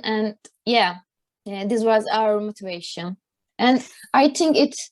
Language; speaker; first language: English; non-native, learner; Turkish